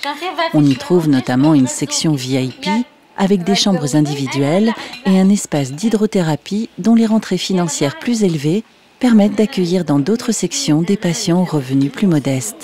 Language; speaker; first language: French; native; French